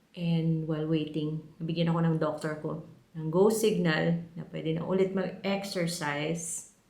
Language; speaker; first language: Filipino; non-native, local second language; Hiligaynon